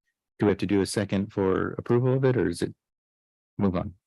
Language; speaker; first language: English; native; English